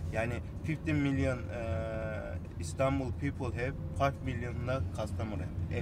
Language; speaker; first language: English; non-native, learner; Turkish